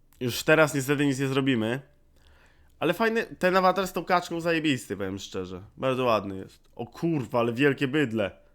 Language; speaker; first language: Polish; native; Polish